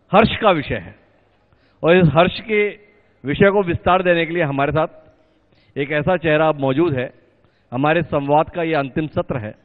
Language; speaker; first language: Hindi; native; Hindi